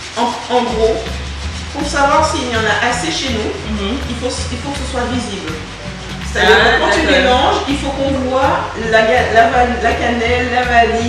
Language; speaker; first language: French; native; French